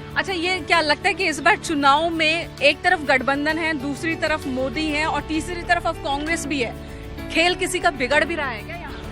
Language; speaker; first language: Hindi; native; Hindi